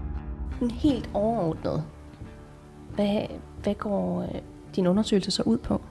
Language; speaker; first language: Danish; native; Danish